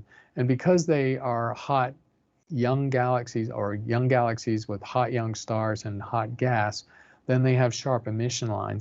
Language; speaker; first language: English; native; English